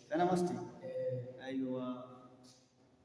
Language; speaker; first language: Arabic; non-native, learner; Bangla